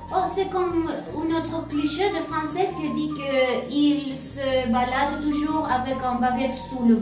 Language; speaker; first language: French; non-native, learner; Spanish